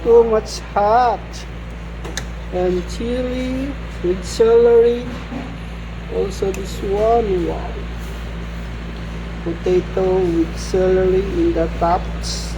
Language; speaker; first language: English; non-native, local second language; Filipino